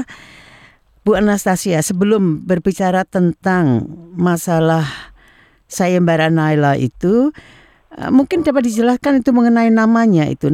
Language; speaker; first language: Indonesian; native; Indonesian